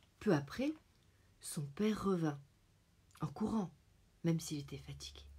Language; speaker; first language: French; native; French